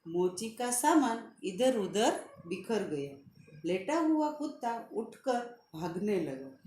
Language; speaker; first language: Hindi; non-native, local second language; Gujarati